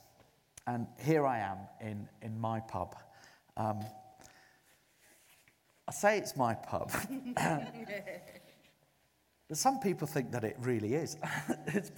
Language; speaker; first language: English; native; English